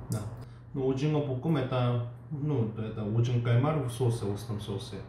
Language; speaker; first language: Russian; non-native, learner; Korean